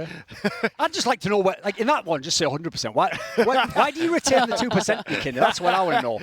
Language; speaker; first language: English; native; English